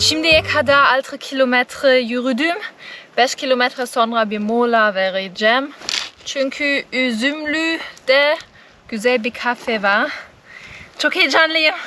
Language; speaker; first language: Turkish; non-native, learner; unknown